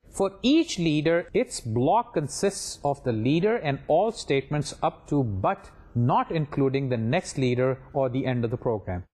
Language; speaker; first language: Urdu; native; Urdu